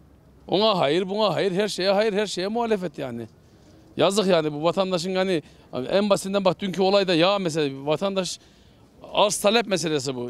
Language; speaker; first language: Turkish; native; Turkish